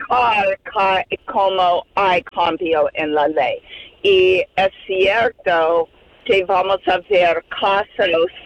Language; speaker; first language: Spanish; non-native, fluent; English